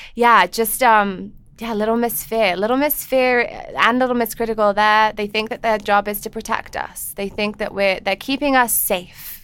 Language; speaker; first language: English; native; English